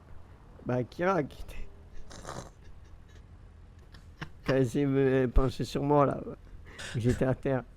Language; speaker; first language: French; native; French